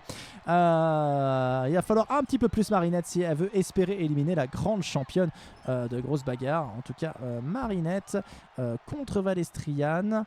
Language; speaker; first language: French; native; French